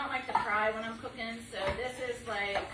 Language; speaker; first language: English; native; English